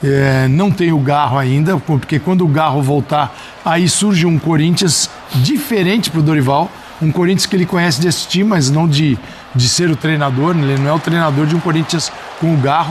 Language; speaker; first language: Portuguese; native; Portuguese